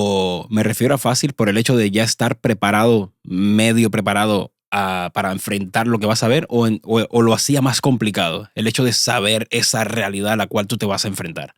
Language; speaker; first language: Spanish; native; Spanish